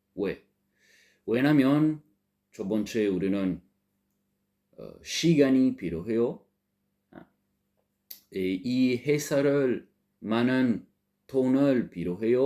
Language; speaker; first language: Korean; non-native, learner; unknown